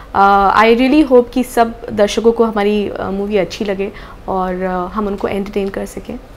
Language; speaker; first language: Hindi; native; Hindi